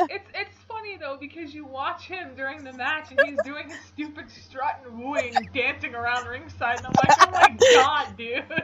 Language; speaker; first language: English; native; English